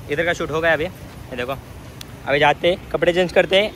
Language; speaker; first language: Hindi; non-native, local second language; Marathi